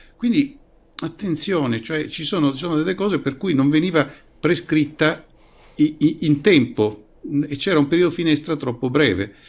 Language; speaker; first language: Italian; native; Italian